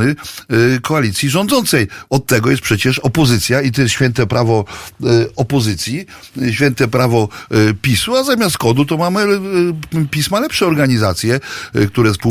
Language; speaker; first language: Polish; native; Polish